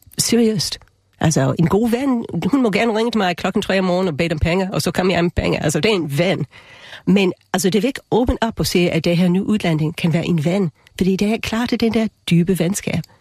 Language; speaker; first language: Danish; non-native, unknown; English